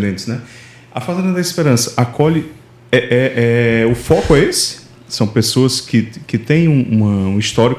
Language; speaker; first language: Portuguese; native; Portuguese